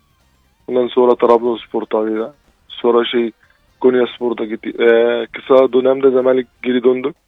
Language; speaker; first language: Turkish; non-native, fluent; Arabic